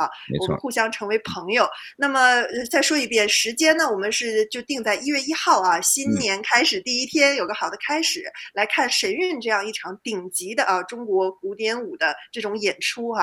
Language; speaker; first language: Chinese; native; Chinese